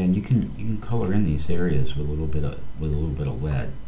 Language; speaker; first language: English; native; English